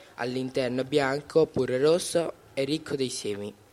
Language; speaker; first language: Italian; non-native, fluent; Bangla